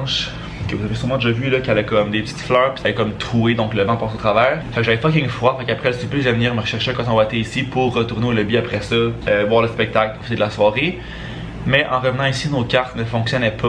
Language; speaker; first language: French; native; French